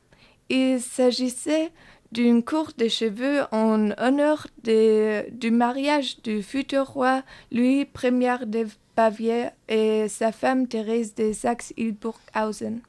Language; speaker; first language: French; non-native, fluent; German